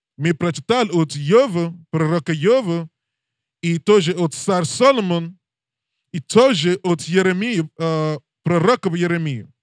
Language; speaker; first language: Russian; non-native, learner; English